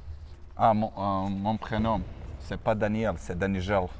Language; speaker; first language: French; non-native, learner; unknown